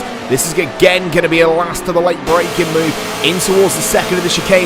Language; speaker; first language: English; native; English